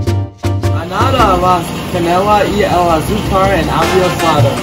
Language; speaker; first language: Spanish; non-native, learner; English